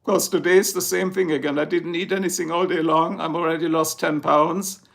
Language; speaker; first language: English; non-native, fluent; German